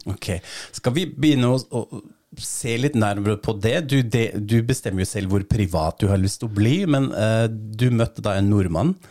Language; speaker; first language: Norwegian; non-native, fluent; German